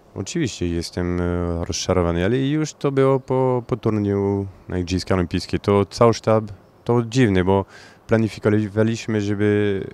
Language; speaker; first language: Polish; non-native, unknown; French